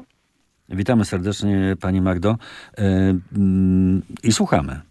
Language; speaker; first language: Polish; native; Polish